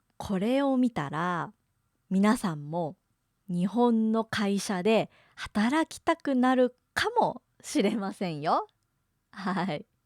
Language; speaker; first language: Japanese; native; Japanese